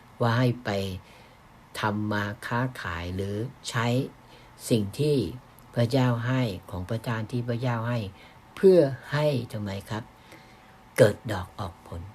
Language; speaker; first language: Thai; native; Thai